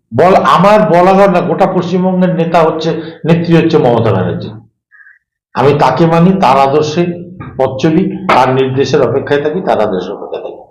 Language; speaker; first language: Bangla; native; Bangla